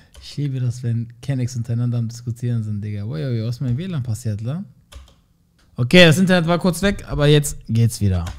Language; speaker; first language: German; early bilingual, other home language; Turkish